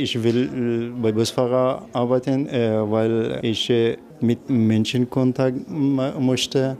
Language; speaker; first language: German; non-native, learner; Arabic